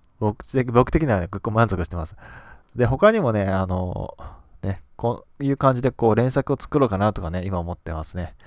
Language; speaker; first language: Japanese; native; Japanese